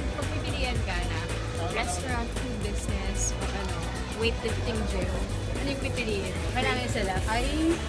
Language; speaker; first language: Filipino; native; Filipino